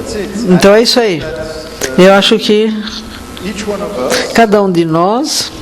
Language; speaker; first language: Portuguese; non-native, fluent; French